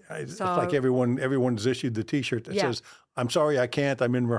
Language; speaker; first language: English; native; English